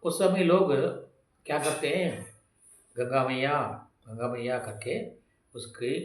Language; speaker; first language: Hindi; non-native, local second language; Tamil